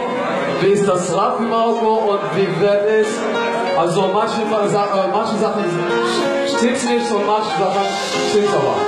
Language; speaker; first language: German; non-native, learner; Arabic